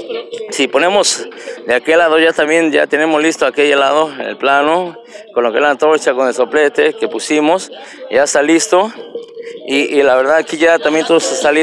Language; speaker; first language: Spanish; native; Spanish